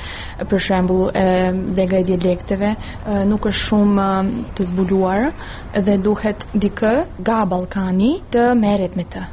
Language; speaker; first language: Albanian; non-native, fluent; Serbian